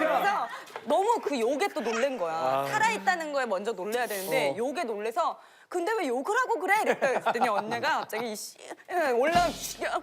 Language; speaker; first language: Korean; native; Korean